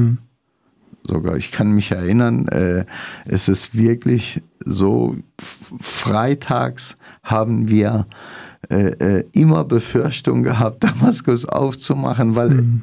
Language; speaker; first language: German; non-native, fluent; Arabic